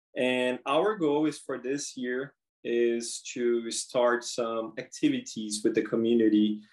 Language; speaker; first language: English; non-native, fluent; Portuguese